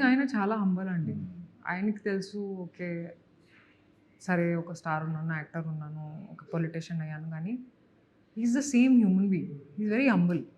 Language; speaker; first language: Telugu; non-native, local second language; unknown